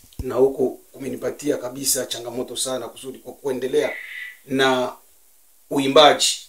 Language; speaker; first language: Swahili; native; Swahili